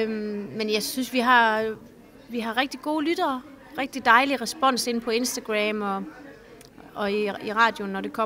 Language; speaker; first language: Danish; native; Danish